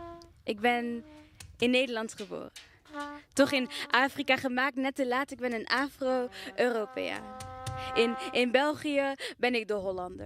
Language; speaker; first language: Dutch; early bilingual, other home language; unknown